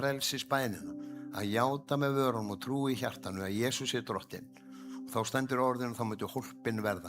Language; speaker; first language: Icelandic; native; Icelandic